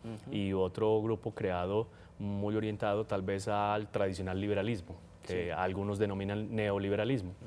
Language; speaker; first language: Spanish; native; Spanish